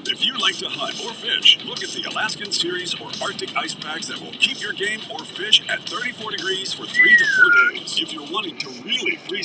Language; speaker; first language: English; native; English